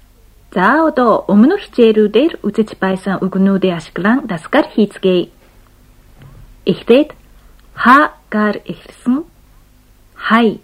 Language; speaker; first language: Mongolian; non-native, fluent; Japanese